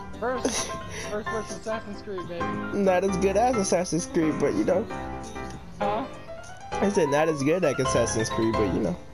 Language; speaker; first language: English; native; English